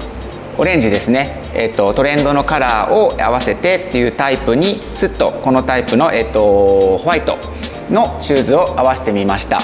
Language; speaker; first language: Japanese; native; Japanese